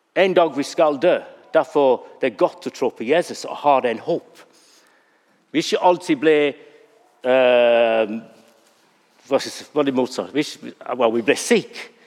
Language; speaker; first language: Norwegian; non-native, fluent; English